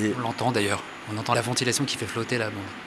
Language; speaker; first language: French; native; French